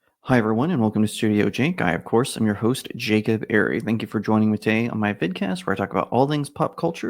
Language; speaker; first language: English; native; English